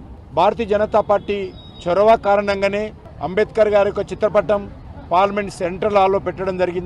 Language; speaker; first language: Telugu; native; Telugu